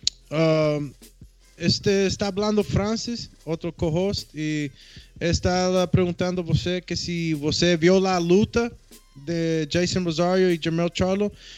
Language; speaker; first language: Portuguese; non-native, learner; English